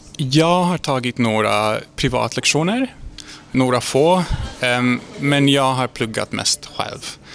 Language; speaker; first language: Swedish; non-native, fluent; Hungarian